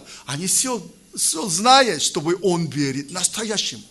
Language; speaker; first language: Russian; non-native, learner; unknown